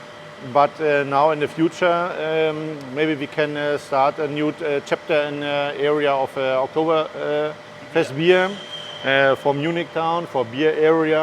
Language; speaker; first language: English; non-native, learner; German